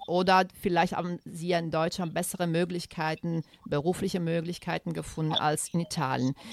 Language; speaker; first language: German; non-native, fluent; Italian